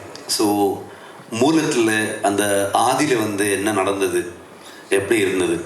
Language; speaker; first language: Tamil; non-native, local second language; Kannada